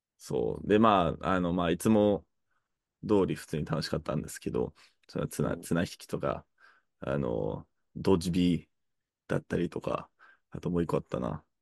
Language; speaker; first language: Japanese; native; Japanese